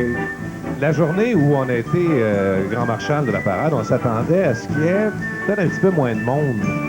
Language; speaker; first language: French; native; French